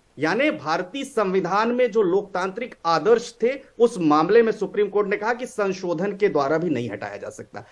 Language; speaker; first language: Hindi; native; Hindi